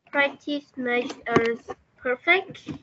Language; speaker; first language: English; non-native, learner; Vietnamese